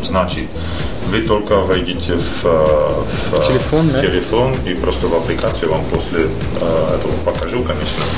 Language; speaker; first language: Russian; non-native, fluent; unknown